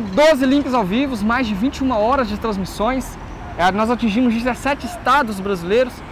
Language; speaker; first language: Portuguese; native; Portuguese